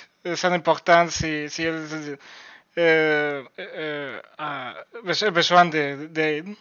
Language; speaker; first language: French; non-native, learner; Spanish